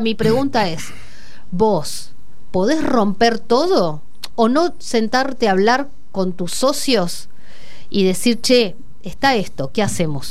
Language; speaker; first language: Spanish; native; Spanish